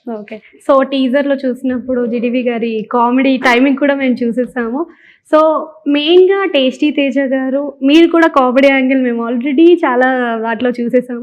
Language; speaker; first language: Telugu; native; Telugu